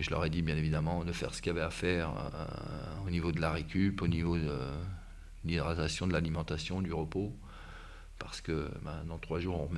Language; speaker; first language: French; native; French